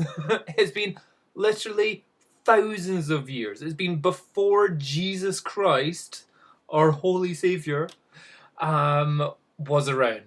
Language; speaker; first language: English; native; English